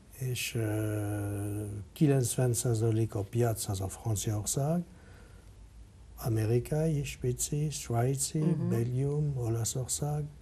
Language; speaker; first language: Hungarian; non-native, learner; French